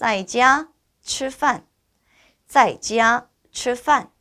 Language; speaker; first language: Chinese; non-native, fluent; Korean